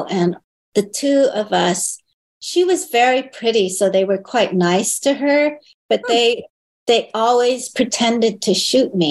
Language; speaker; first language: English; early bilingual, other home language; Chinese